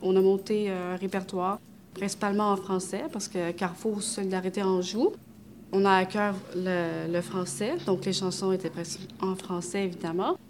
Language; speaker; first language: French; native; French